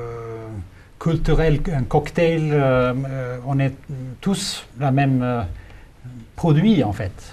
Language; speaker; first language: French; non-native, fluent; Swedish